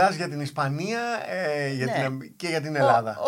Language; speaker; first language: Greek; native; Greek